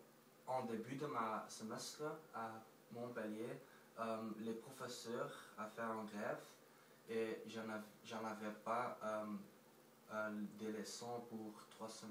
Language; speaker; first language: French; non-native, local second language; Dutch